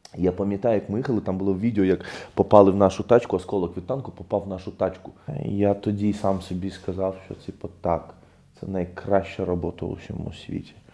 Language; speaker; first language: Ukrainian; non-native, fluent; Arabic